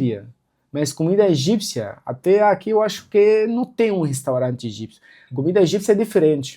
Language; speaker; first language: Portuguese; non-native, local second language; Arabic